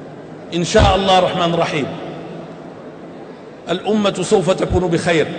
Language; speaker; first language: Arabic; native; Arabic